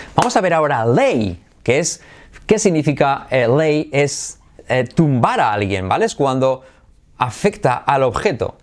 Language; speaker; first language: Spanish; native; Spanish